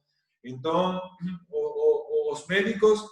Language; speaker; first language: Portuguese; non-native, learner; Spanish